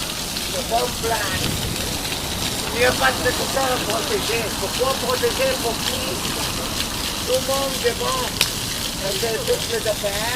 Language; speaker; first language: French; non-native, learner; Arabic